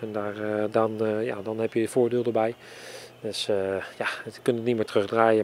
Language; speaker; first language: Dutch; native; Dutch